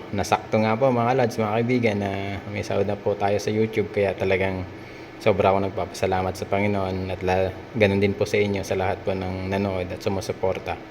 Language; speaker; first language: Filipino; native; Filipino